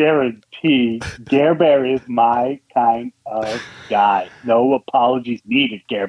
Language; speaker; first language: English; native; English